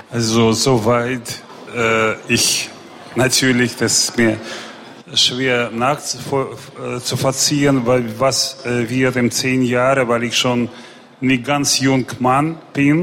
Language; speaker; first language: German; non-native, fluent; Russian